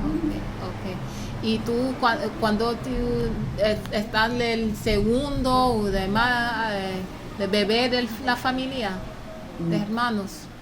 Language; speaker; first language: Spanish; early bilingual, heritage; English